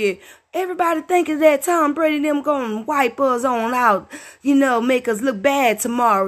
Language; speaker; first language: English; native; English